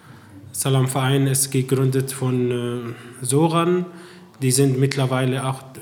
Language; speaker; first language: German; non-native, fluent; Arabic